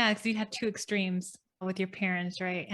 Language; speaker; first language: English; native; English